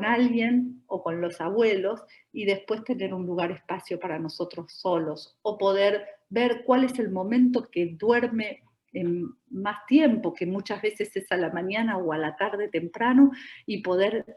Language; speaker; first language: Spanish; native; Spanish